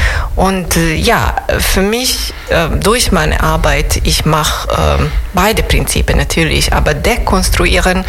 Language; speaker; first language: German; non-native, fluent; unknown